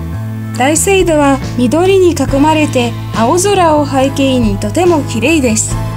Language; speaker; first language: Japanese; non-native, fluent; Russian